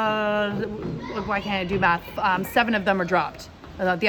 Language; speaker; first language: English; native; English